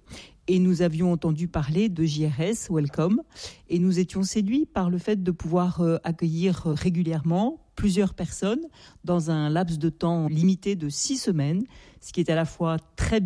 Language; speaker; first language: French; native; French